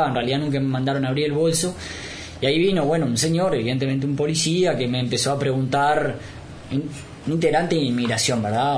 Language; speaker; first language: Spanish; native; Spanish